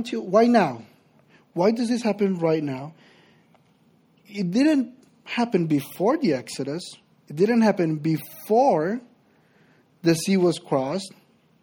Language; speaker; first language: English; non-native, fluent; Spanish